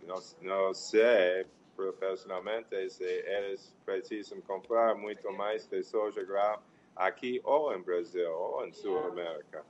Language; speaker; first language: Portuguese; non-native, learner; English